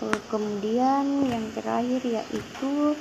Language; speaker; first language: Indonesian; native; Indonesian